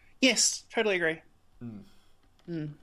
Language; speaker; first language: English; native; English